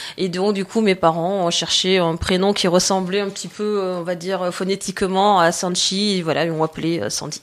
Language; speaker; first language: French; native; French